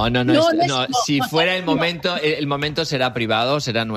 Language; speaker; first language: Spanish; native; Spanish